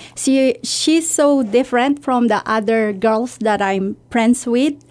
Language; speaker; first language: English; non-native, local second language; Filipino